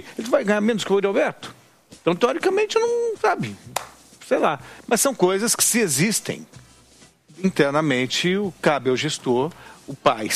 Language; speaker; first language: Portuguese; native; Portuguese